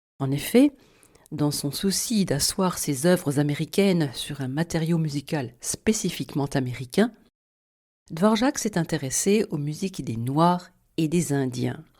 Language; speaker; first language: French; native; French